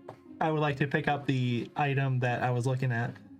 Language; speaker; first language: English; native; English